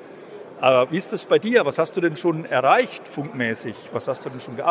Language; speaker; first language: German; native; German